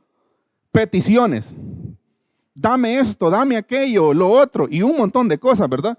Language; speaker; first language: Spanish; native; Spanish